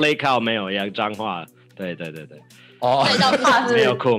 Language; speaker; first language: Chinese; non-native, learner; English